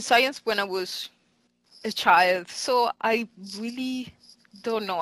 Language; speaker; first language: English; non-native, fluent; Italian